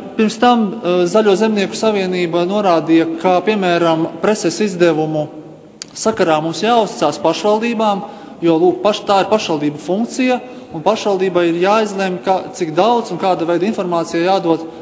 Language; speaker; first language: Latvian; native; Latvian